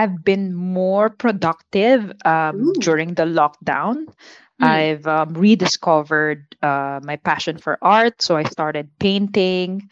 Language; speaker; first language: English; non-native, local second language; Filipino